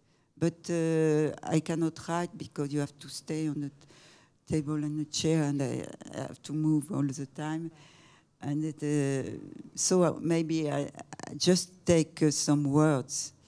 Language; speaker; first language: English; non-native, fluent; French